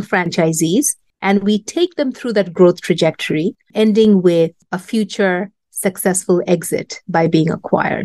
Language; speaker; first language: English; non-native, local second language; Bangla